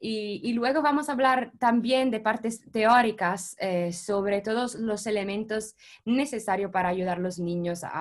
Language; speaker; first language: Spanish; non-native, fluent; Italian